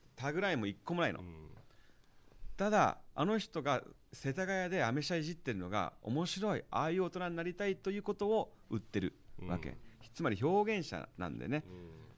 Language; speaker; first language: Japanese; early bilingual, heritage; Japanese